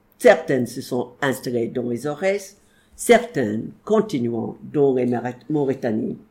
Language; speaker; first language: French; non-native, fluent; English